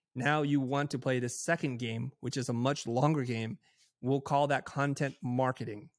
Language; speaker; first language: English; native; English